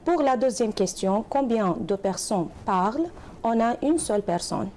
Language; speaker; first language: French; non-native, fluent; Arabic